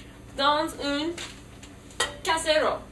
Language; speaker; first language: French; non-native, learner; English